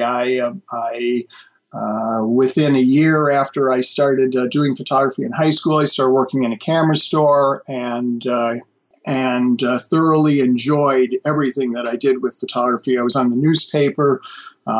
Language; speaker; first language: English; native; English